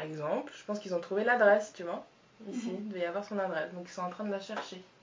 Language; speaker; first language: French; native; French